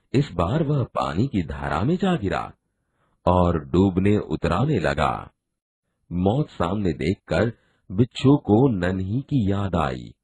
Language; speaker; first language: Hindi; non-native, local second language; Gujarati